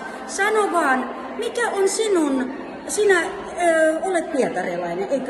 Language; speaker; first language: Finnish; non-native, fluent; Russian